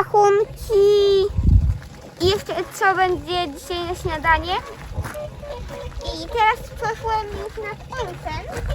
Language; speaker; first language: Polish; early bilingual, heritage; Polish